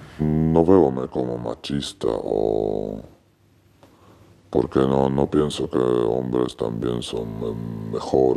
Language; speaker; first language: Spanish; non-native, learner; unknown